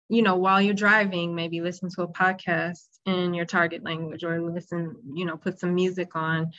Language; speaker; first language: English; native; English